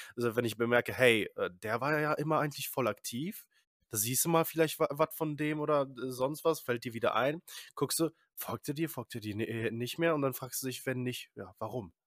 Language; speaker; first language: German; early bilingual, other home language; Polish